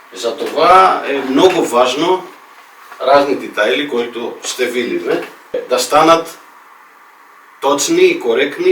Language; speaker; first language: Bulgarian; non-native, fluent; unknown